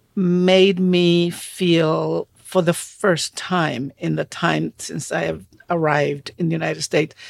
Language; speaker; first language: English; non-native, fluent; Spanish